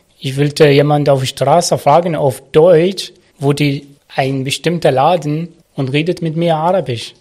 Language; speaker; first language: German; non-native, learner; Arabic